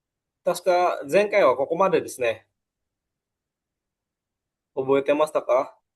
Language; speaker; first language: Japanese; non-native, fluent; Indonesian